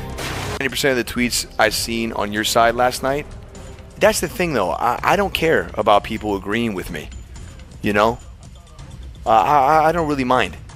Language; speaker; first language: English; native; English